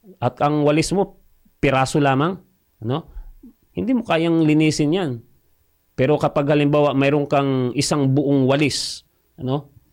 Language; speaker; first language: Filipino; non-native, local second language; Cebuano